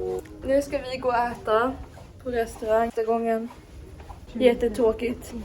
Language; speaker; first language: Swedish; early bilingual, heritage; Swedish